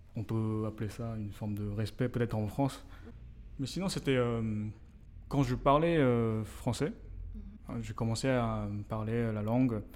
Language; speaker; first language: French; non-native, fluent; Korean